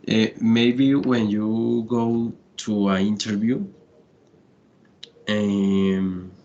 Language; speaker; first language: English; non-native, learner; Spanish